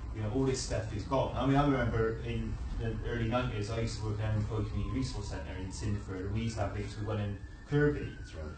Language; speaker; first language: English; native; English